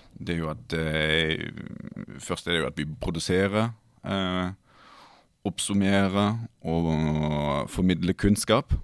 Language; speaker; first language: Norwegian; non-native, fluent; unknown